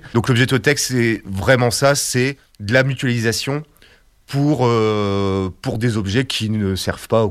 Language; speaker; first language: French; native; French